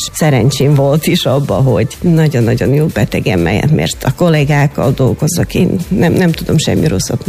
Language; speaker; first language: Hungarian; non-native, fluent; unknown